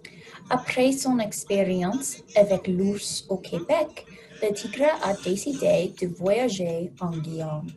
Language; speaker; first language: French; non-native, learner; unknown